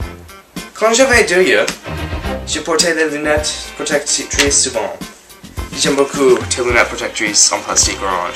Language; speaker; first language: French; non-native, learner; English